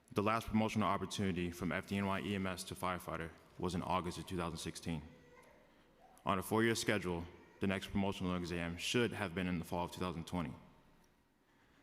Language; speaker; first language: English; native; English